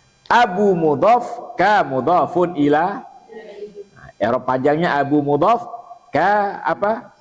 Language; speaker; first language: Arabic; non-native, fluent; Indonesian